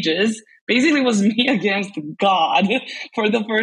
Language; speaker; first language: English; non-native, fluent; Serbian